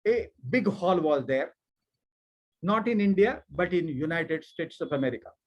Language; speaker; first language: English; non-native, local second language; Marathi